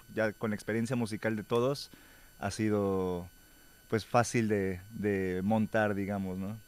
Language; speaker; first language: Spanish; native; Spanish